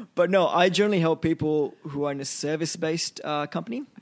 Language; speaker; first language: English; early bilingual, other home language; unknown